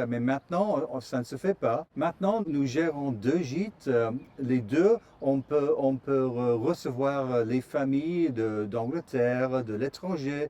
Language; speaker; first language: French; non-native, fluent; English